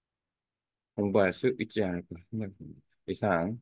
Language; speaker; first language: Korean; native; Korean